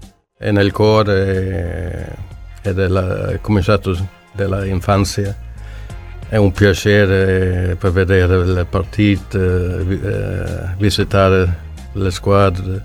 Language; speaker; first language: Italian; non-native, learner; Swedish